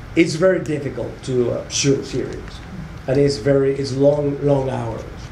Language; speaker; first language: English; non-native, fluent; Spanish